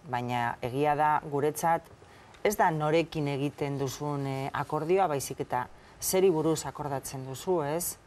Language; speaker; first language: Basque; non-native, local second language; Spanish